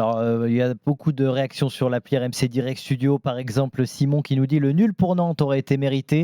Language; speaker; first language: French; native; French